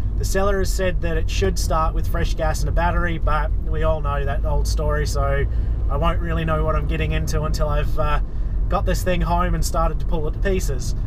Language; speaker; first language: English; native; English